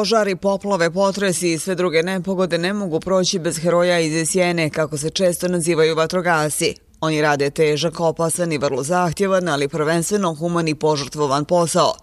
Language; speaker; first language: Serbian; native; Serbian